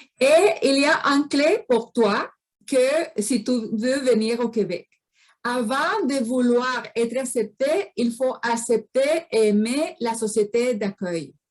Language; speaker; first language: French; non-native, fluent; Spanish